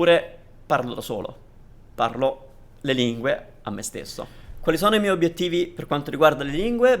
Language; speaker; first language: Italian; native; Italian